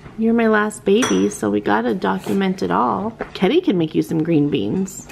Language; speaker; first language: English; native; English